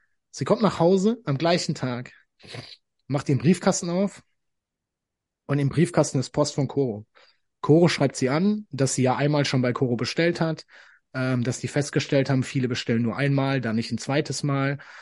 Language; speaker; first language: German; native; German